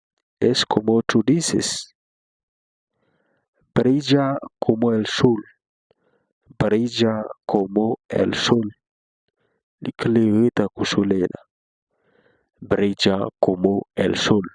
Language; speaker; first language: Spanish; non-native, fluent; Haitian Creole